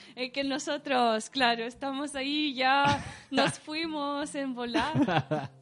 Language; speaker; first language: Spanish; non-native, fluent; Russian